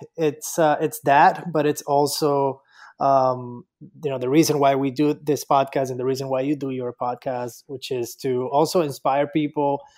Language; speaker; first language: English; non-native, fluent; Spanish